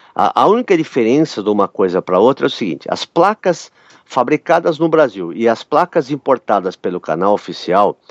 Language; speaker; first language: Portuguese; native; Portuguese